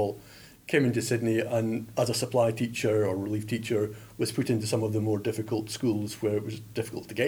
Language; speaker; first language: English; native; English